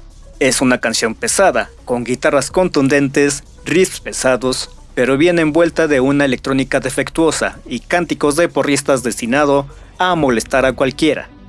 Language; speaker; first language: Spanish; native; Spanish